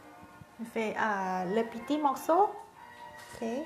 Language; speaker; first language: French; non-native, learner; Thai